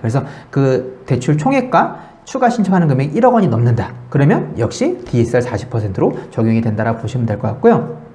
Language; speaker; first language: Korean; native; Korean